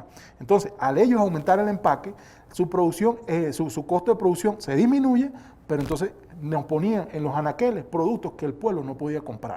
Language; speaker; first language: Spanish; native; Spanish